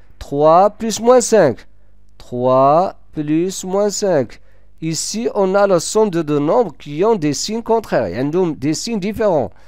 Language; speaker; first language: French; non-native, local second language; Arabic